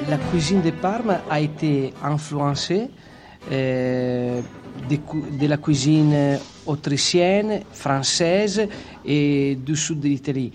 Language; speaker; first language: French; non-native, fluent; Italian